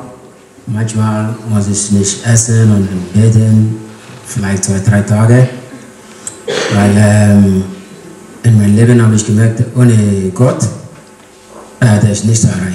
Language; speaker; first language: German; non-native, learner; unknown